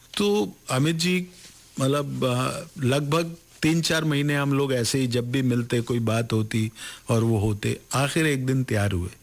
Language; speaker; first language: Hindi; native; Hindi